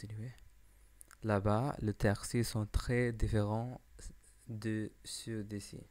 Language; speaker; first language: French; non-native, learner; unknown